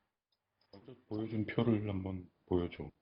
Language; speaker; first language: Korean; native; Korean